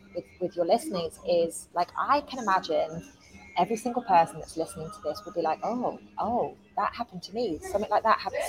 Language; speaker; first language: English; native; English